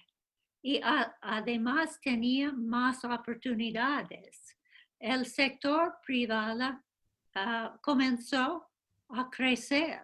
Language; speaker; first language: Spanish; non-native, fluent; English